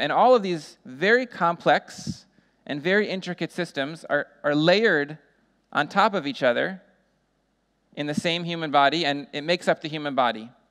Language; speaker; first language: English; native; English